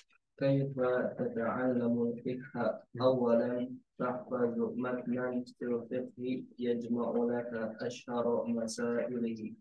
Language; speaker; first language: Arabic; non-native, fluent; Indonesian